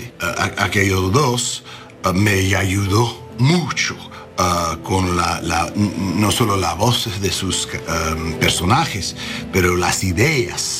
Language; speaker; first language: Spanish; non-native, learner; English